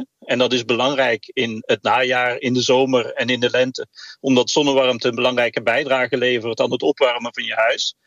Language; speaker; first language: Dutch; native; Dutch